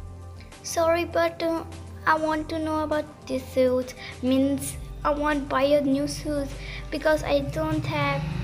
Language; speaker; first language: English; non-native, learner; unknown